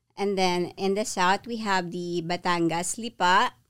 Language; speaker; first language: English; non-native, local second language; Filipino